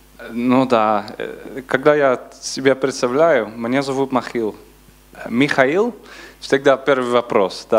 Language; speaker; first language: Russian; non-native, learner; Dutch